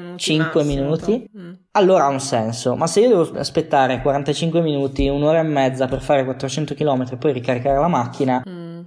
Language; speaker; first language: Italian; native; Italian